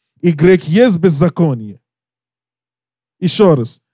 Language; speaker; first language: Russian; non-native, learner; English